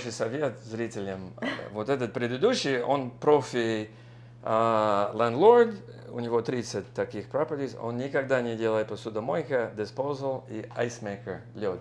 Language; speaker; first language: Russian; non-native, learner; English